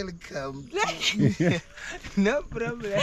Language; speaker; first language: English; non-native, learner; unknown